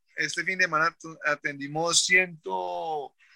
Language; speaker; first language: Spanish; native; Spanish